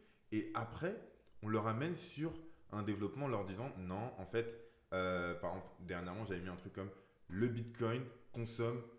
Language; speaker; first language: French; native; French